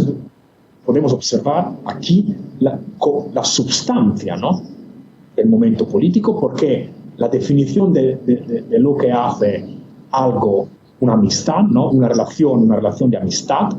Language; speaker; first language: Spanish; non-native, fluent; Italian